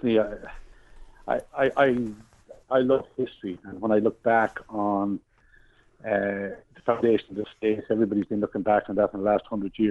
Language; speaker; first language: English; native; English